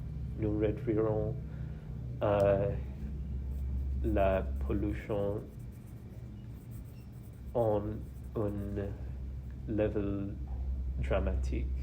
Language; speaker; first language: French; non-native, learner; English